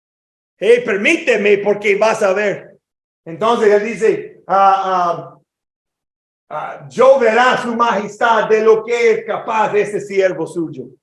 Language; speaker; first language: Spanish; non-native, fluent; English